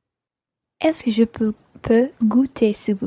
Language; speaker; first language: French; non-native, learner; English